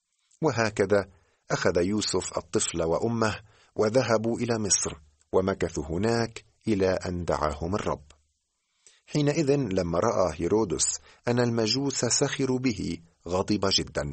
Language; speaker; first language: Arabic; native; Arabic